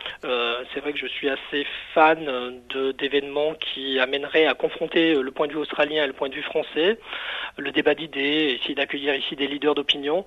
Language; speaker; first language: French; native; French